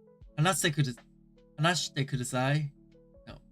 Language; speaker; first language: Japanese; non-native, learner; English